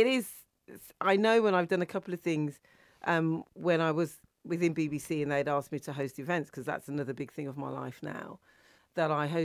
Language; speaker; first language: English; native; English